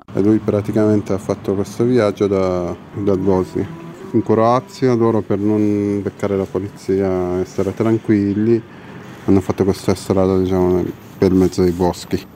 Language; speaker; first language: Italian; non-native, fluent; Persian